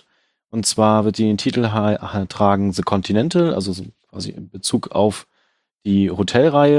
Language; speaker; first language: German; native; German